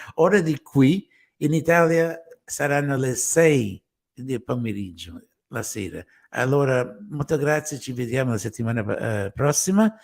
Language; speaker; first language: Italian; early bilingual, heritage; Italian